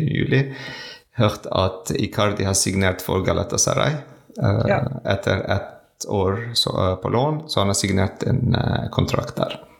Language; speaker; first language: Norwegian; non-native, learner; French